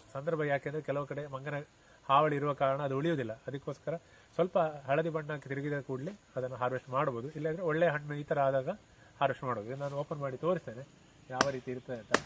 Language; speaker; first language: Kannada; native; Kannada